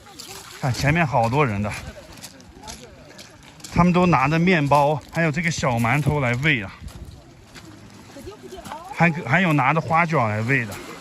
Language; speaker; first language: Chinese; native; Chinese